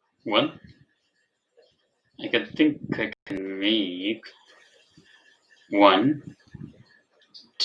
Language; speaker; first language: English; non-native, fluent; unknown